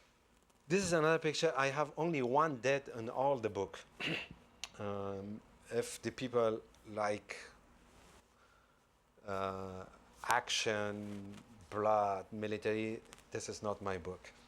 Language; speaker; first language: English; non-native, fluent; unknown